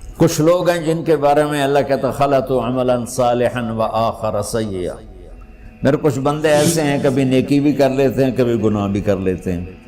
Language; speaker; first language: Urdu; non-native, local second language; Punjabi